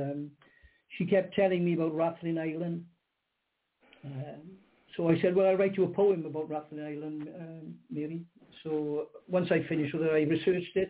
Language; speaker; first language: English; native; English